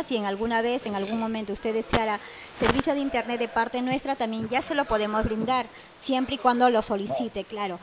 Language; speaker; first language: Spanish; native; Spanish